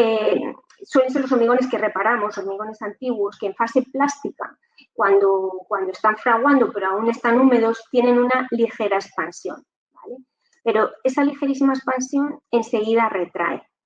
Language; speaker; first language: Spanish; native; Spanish